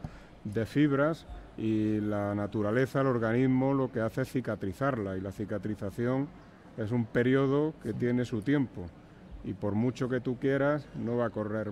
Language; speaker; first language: Spanish; native; Spanish